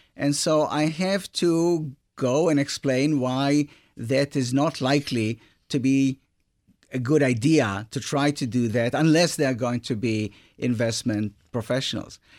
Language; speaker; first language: English; non-native, fluent; Hebrew